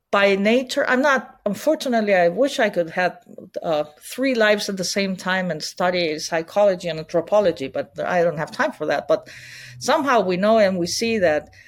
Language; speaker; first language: English; non-native, fluent; Spanish